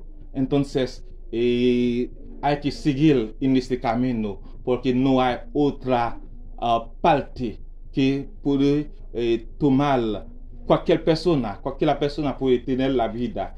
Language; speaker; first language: Spanish; non-native, learner; Haitian Creole